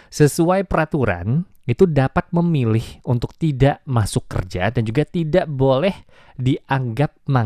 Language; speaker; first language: Indonesian; native; Indonesian